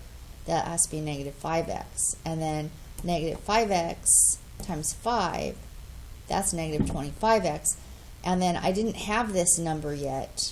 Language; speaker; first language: English; native; English